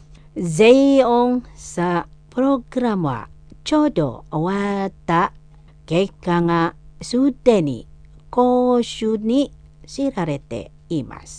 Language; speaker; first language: Japanese; non-native, learner; Indonesian